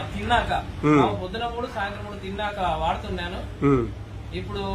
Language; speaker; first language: Telugu; native; Telugu